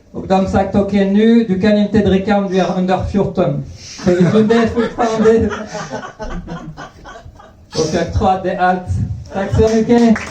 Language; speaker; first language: Swedish; non-native, fluent; French